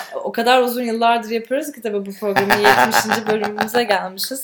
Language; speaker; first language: Turkish; native; Turkish